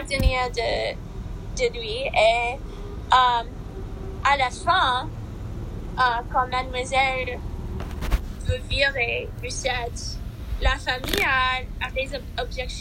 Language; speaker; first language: French; non-native, learner; English